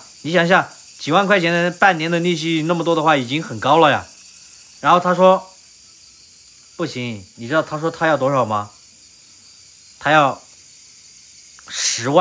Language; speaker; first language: Chinese; native; Chinese